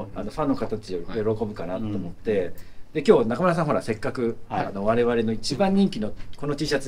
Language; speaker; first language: Japanese; native; Japanese